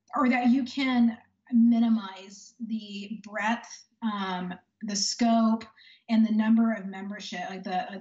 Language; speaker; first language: English; native; English